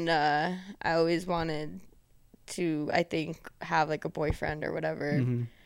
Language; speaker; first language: English; native; English